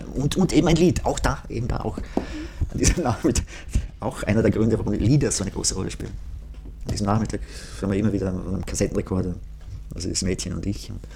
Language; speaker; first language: German; native; German